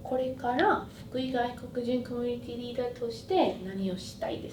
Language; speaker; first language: Japanese; non-native, learner; English